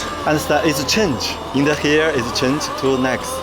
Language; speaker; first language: English; non-native, learner; Chinese